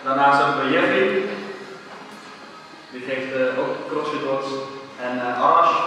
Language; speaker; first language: Dutch; early bilingual, other home language; Armenian